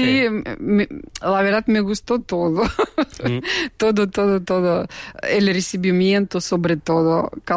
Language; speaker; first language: Spanish; non-native, fluent; Russian